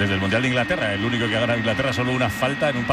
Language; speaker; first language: Spanish; native; Spanish